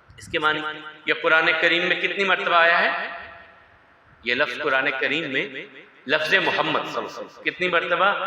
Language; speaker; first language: Urdu; non-native, local second language; Punjabi